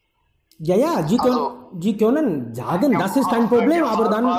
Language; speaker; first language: German; non-native, fluent; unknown